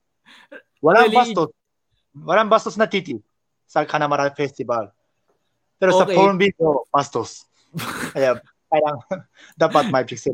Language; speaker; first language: Filipino; non-native, learner; Japanese